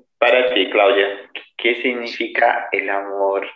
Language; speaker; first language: Spanish; non-native, fluent; Portuguese